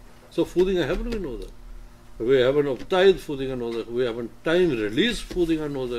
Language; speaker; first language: Dutch; non-native, fluent; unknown